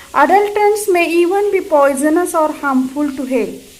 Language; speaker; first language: English; non-native, local second language; Marathi